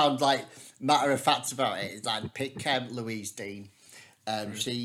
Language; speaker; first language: English; native; English